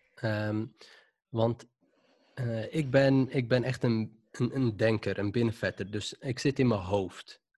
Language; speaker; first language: Dutch; non-native, local second language; Arabic